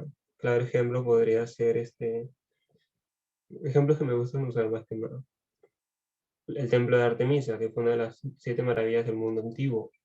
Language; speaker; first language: Spanish; native; Spanish